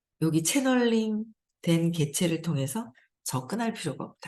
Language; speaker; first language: Korean; native; Korean